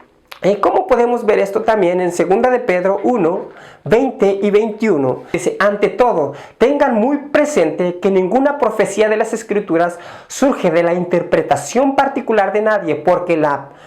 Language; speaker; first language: Spanish; native; Spanish